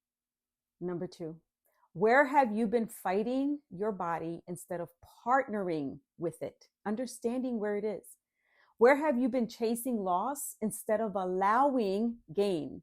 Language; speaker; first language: English; native; English